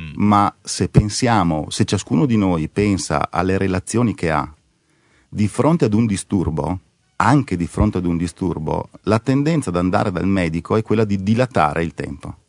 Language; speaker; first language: Italian; native; Italian